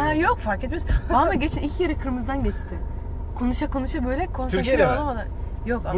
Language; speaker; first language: Turkish; early bilingual, heritage; Turkish